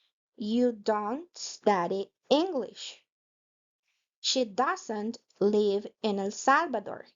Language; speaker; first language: English; non-native, fluent; Spanish